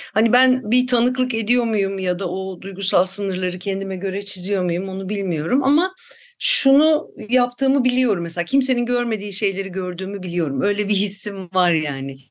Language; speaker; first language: Turkish; native; Turkish